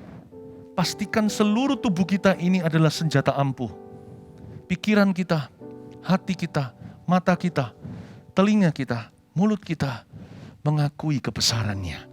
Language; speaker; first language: Indonesian; native; Indonesian